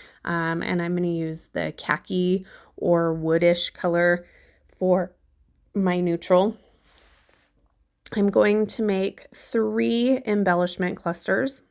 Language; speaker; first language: English; native; English